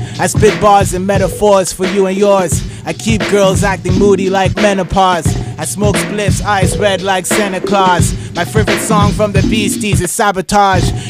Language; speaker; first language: English; native; English